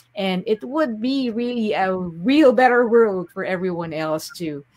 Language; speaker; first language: English; non-native, local second language; Filipino